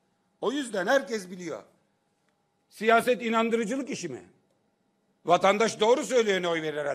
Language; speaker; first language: Turkish; native; Turkish